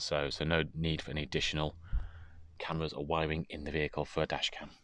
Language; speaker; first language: English; native; English